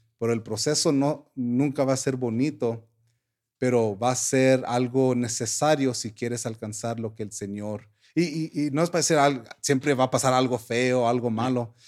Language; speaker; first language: Spanish; early bilingual, heritage; Spanish